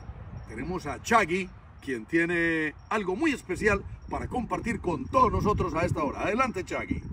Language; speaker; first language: Spanish; native; Spanish